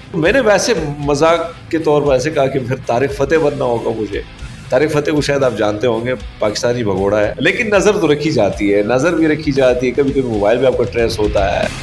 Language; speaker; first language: Urdu; non-native, local second language; Pashto